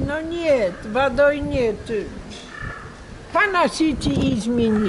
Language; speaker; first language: Russian; non-native, learner; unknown